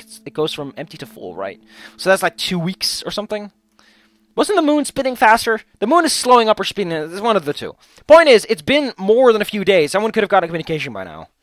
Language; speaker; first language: English; non-native, fluent; Dutch